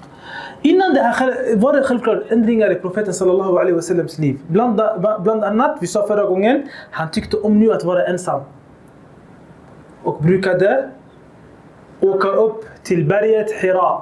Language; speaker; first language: Swedish; early bilingual, other home language; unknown